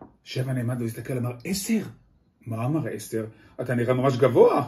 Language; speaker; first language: Hebrew; native; Hebrew